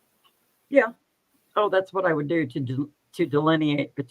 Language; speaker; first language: English; native; English